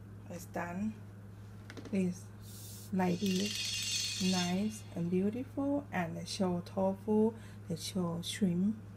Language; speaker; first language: English; non-native, learner; Thai